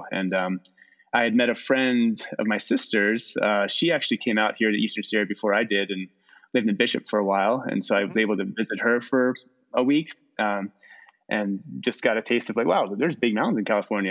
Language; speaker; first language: English; native; English